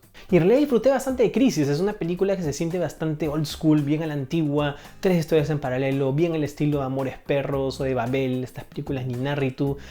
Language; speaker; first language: Spanish; native; Spanish